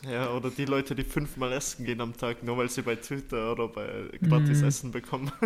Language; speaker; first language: German; early bilingual, other home language; Turkish